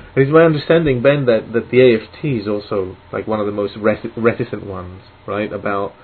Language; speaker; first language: English; non-native, fluent; Italian